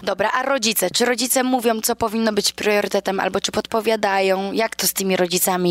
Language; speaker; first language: Polish; native; Polish